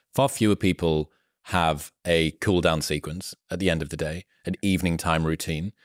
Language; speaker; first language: English; native; English